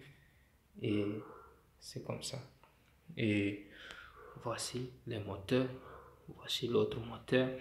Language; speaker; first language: French; non-native, local second language; Fula